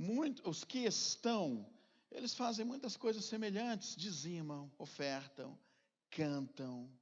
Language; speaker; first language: Portuguese; native; Portuguese